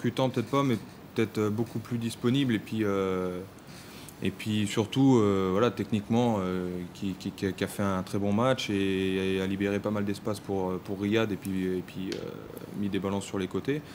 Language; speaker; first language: French; native; French